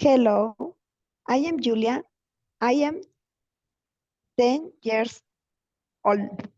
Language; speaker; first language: English; non-native, learner; Spanish